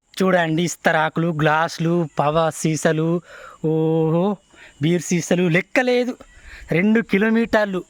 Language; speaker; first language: Telugu; non-native, local second language; Gondi